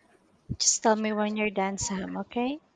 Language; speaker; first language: English; non-native, local second language; Filipino